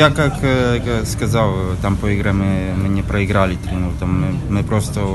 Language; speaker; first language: Russian; non-native, fluent; Polish